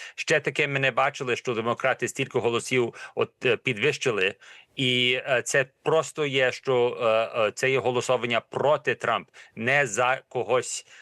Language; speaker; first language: Ukrainian; early bilingual, heritage; Ukrainian